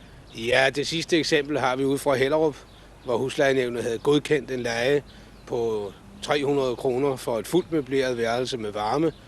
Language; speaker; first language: Danish; native; Danish